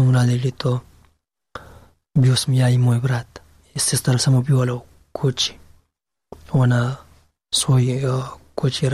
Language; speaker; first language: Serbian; non-native, learner; Pashto